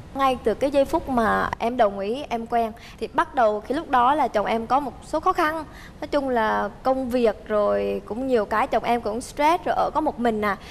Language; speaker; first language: Vietnamese; early bilingual, heritage; Vietnamese